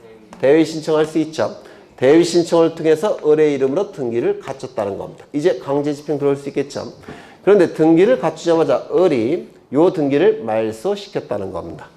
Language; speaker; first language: Korean; native; Korean